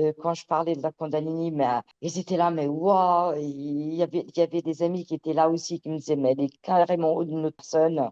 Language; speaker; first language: French; early bilingual, other home language; Portuguese